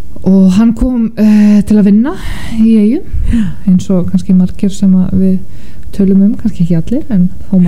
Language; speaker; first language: Icelandic; non-native, fluent; Polish